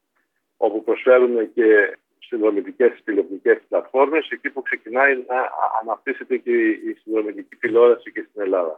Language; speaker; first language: Greek; native; Greek